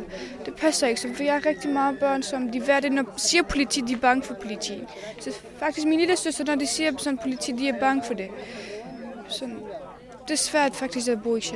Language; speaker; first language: Danish; non-native, learner; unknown